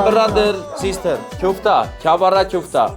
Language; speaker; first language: English; non-native, learner; Armenian